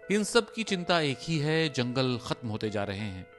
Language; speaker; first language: Hindi; native; Hindi